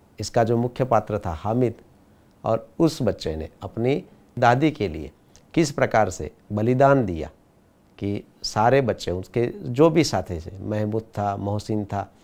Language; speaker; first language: Hindi; non-native, local second language; Gujarati